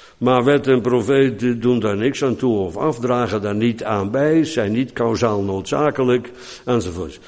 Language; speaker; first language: Dutch; native; Dutch